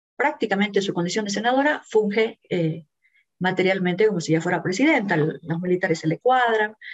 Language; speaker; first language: Spanish; native; Spanish